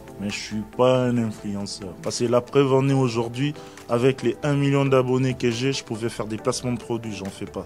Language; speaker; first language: French; non-native, local second language; Lingala